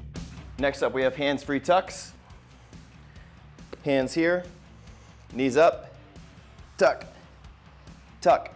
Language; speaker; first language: English; native; English